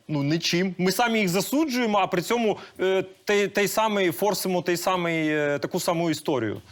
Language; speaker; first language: Ukrainian; native; Ukrainian